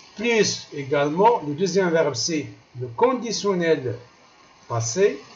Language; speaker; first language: French; non-native, local second language; Arabic